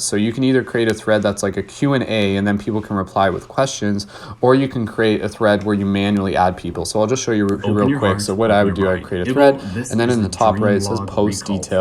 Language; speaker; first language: English; native; English